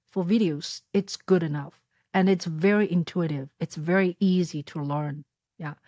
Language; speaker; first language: English; non-native, fluent; Chinese